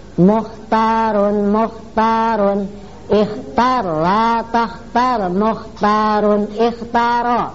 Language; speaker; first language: Arabic; non-native, fluent; Indonesian